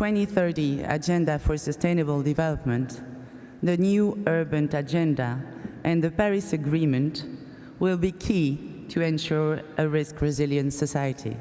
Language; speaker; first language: English; non-native, fluent; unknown